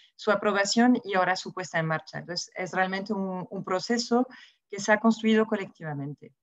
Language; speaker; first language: Spanish; non-native, fluent; French